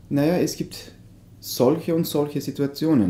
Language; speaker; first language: German; non-native, fluent; Turkish